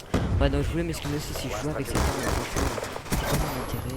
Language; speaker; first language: French; native; French